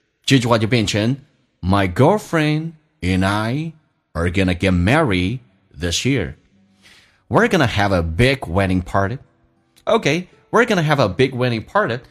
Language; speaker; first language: English; non-native, fluent; Chinese